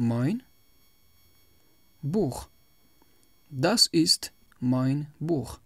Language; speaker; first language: German; non-native, fluent; Tajik